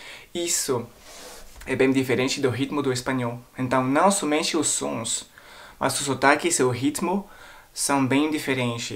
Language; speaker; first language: Portuguese; non-native, fluent; French